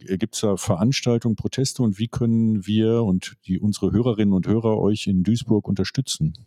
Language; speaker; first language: German; native; German